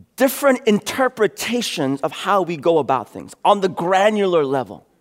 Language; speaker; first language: English; native; English